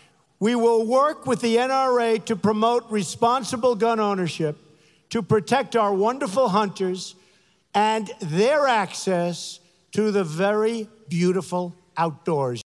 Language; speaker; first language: English; native; English